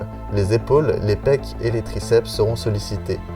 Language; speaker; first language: French; native; French